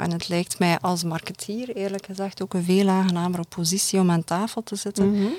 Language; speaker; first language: Dutch; native; Dutch